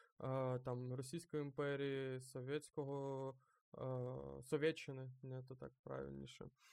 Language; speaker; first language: Ukrainian; non-native, local second language; Russian